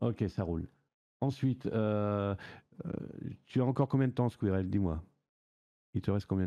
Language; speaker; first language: French; native; French